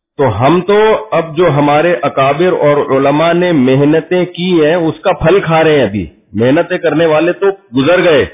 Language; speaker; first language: Urdu; native; Urdu